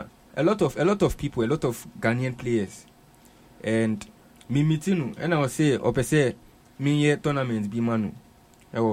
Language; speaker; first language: English; non-native, local second language; Akan